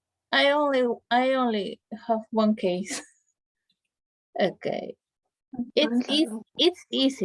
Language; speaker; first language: English; non-native, learner; Spanish